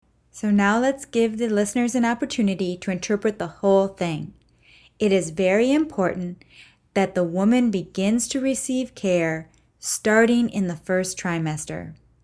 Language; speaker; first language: English; native; English